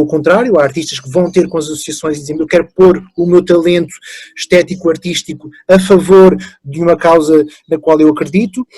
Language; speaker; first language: Portuguese; early bilingual, other home language; French